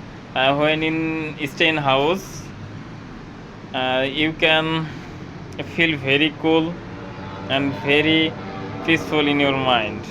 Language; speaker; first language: English; non-native, learner; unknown